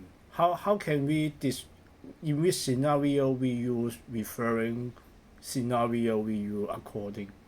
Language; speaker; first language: English; non-native, learner; Cantonese